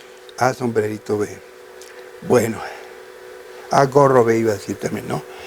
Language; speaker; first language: Spanish; native; Spanish